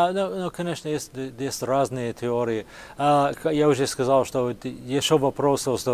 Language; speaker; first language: Russian; non-native, fluent; English